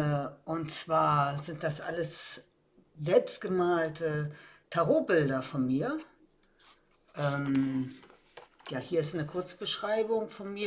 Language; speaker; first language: German; native; German